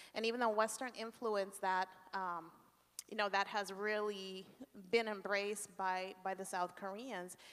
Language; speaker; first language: English; native; English